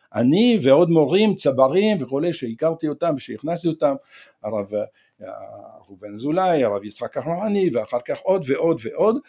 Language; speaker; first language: Hebrew; non-native, fluent; French